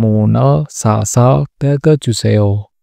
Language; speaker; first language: Korean; non-native, learner; Indonesian